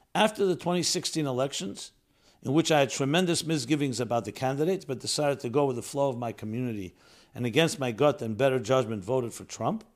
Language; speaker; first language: English; native; English